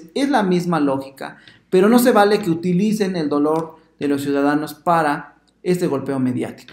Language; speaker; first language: Spanish; native; Spanish